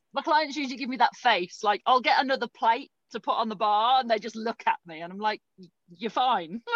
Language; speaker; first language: English; native; English